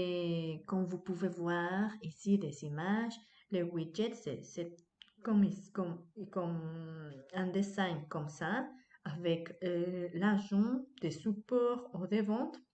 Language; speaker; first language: French; non-native, fluent; Spanish